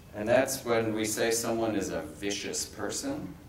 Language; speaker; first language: English; native; English